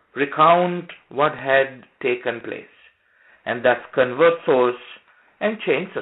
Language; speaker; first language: English; non-native, local second language; Sinhala